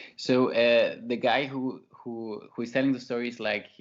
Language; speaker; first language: English; non-native, fluent; German